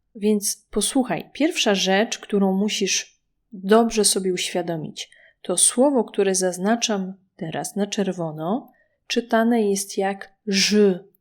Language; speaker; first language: Polish; native; Polish